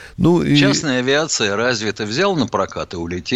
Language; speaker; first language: Russian; native; Russian